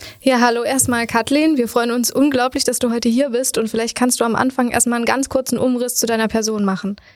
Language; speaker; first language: German; native; German